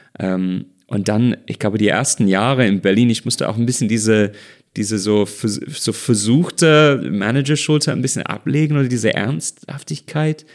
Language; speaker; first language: German; non-native, fluent; English